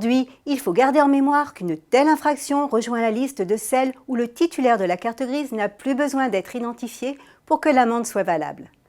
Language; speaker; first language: French; native; French